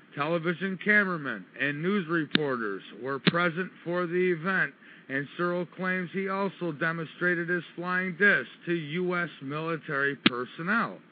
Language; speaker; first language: English; native; English